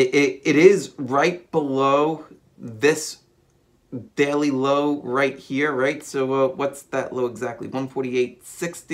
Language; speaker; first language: English; native; English